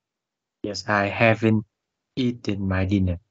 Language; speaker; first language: English; non-native, learner; Vietnamese